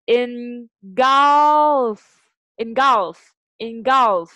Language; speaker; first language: English; non-native, fluent; Vietnamese